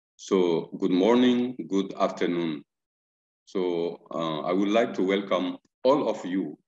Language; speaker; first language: English; non-native, fluent; Bambara